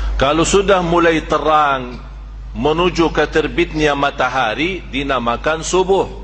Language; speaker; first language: Malay; non-native, fluent; Arabic